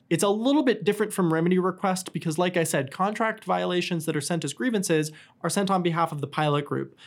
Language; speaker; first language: English; native; English